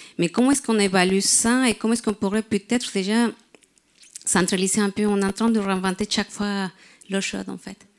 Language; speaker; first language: French; non-native, fluent; Spanish